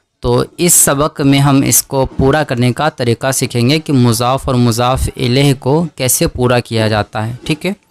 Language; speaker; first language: Urdu; native; Urdu